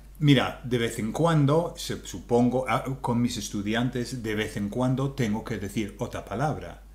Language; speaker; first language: Spanish; non-native, fluent; English